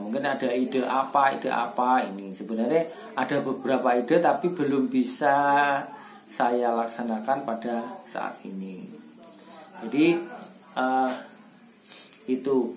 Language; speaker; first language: Indonesian; non-native, local second language; Javanese